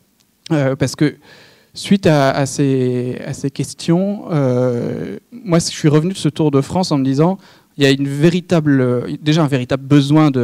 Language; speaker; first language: French; native; French